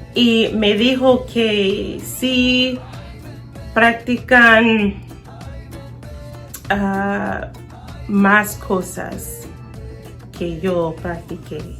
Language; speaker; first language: Spanish; non-native, learner; English